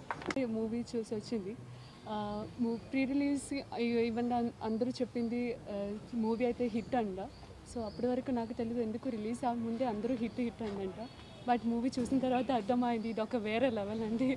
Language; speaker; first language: Telugu; non-native, learner; Malayalam